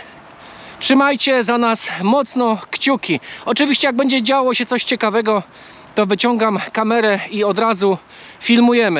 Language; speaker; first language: Polish; native; Polish